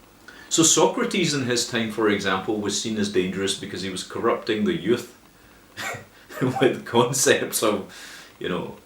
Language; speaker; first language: English; native; English